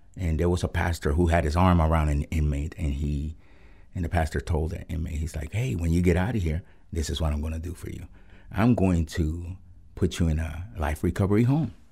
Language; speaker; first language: English; early bilingual, other home language; Spanish